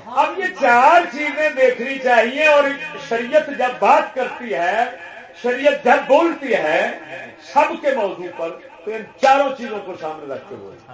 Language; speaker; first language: Urdu; non-native, local second language; Punjabi